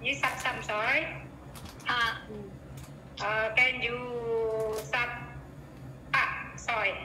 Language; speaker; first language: Cantonese; non-native, learner; Indonesian